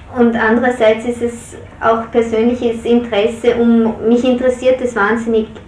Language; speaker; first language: German; native; German